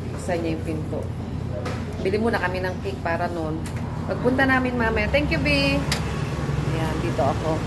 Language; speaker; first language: Filipino; native; Filipino